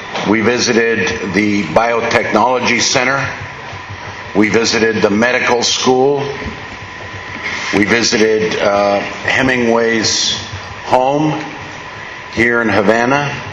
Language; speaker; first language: English; early bilingual, other home language; Spanish